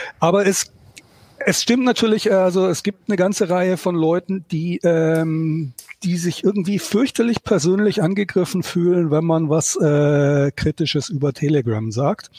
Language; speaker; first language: German; native; German